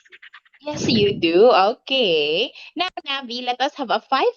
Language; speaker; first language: English; non-native, local second language; Filipino